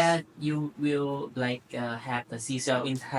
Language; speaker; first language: English; non-native, learner; Thai